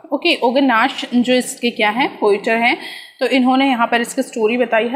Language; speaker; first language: English; non-native, local second language; Hindi